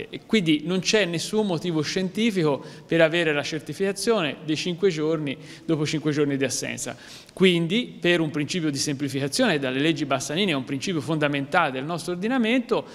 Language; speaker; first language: Italian; native; Italian